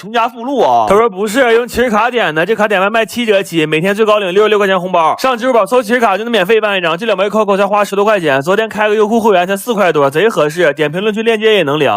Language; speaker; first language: Chinese; native; Chinese